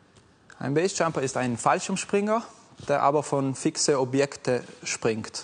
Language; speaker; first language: German; non-native, fluent; Italian